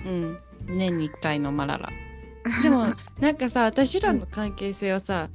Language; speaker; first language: Japanese; native; Japanese